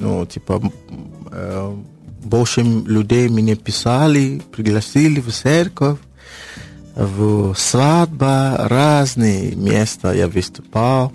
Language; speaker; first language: Russian; non-native, learner; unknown